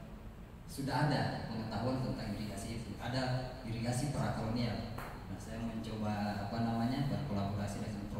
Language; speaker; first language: Indonesian; native; Indonesian